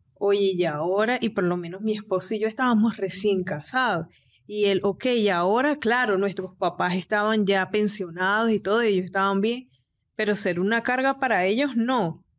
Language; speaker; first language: Spanish; native; Spanish